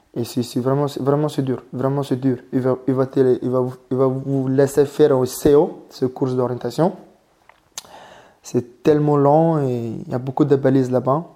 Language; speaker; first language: French; non-native, learner; Mongolian